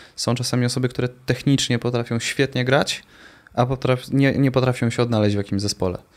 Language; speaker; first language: Polish; native; Polish